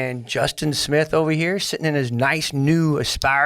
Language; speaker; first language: English; native; English